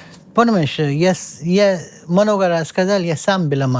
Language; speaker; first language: Russian; non-native, learner; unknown